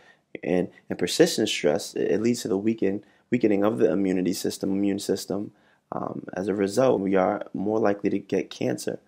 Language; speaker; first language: English; native; English